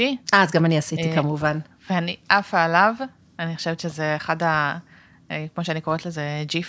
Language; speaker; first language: Hebrew; native; Hebrew